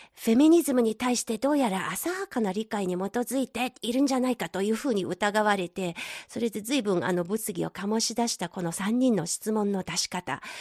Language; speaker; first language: Japanese; non-native, fluent; Chinese